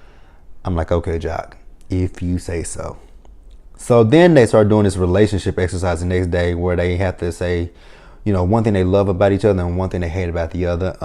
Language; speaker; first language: English; native; English